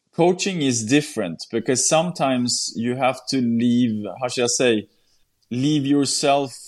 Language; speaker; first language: English; non-native, fluent; Swedish